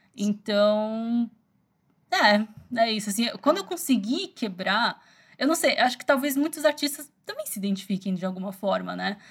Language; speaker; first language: Portuguese; early bilingual, other home language; Chinese